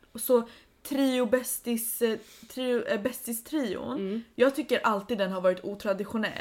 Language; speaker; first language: Swedish; native; Swedish